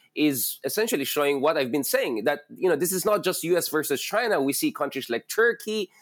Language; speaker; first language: English; non-native, local second language; Filipino